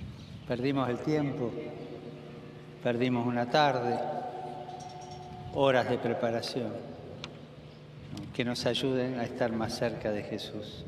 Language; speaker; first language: Spanish; native; Spanish